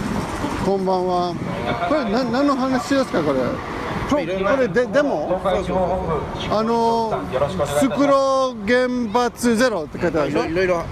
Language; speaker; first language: Japanese; non-native, learner; English